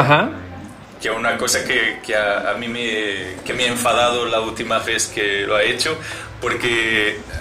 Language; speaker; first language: Spanish; non-native, learner; Portuguese